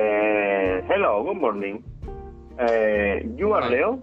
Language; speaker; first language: English; non-native, learner; Spanish